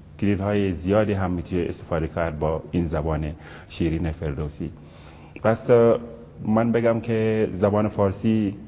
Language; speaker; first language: Persian; non-native, fluent; Wolof